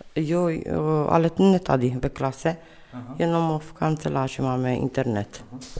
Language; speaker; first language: Czech; early bilingual, heritage; Czech